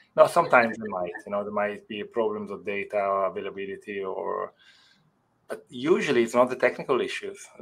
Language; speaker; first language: English; non-native, fluent; Italian